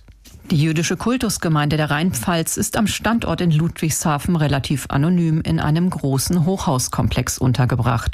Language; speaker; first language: German; native; German